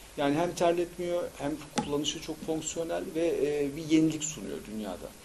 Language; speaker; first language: Turkish; early bilingual, heritage; Turkish